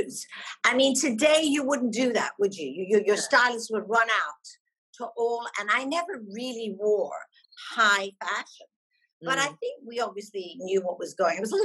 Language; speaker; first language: English; native; English